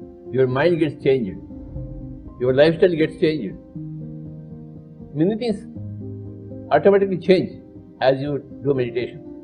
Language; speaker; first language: English; non-native, local second language; Telugu